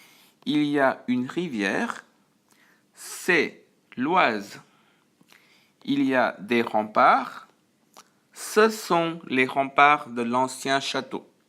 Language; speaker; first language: French; non-native, fluent; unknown